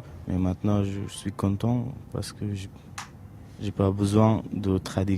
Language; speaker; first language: French; non-native, learner; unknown